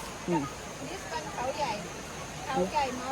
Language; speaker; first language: English; non-native, learner; Thai